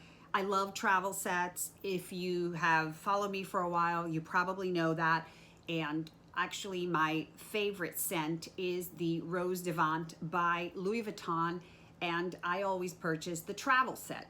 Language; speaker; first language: English; native; English